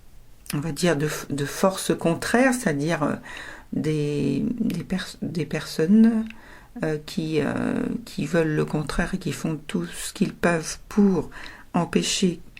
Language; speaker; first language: French; native; French